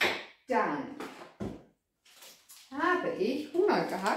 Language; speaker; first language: German; native; German